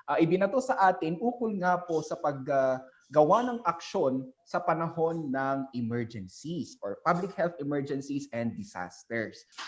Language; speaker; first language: Filipino; non-native, local second language; Iloko